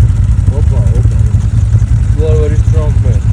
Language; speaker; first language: English; non-native, learner; Georgian